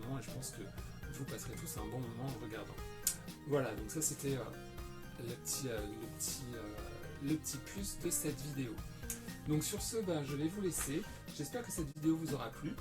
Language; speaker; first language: French; native; French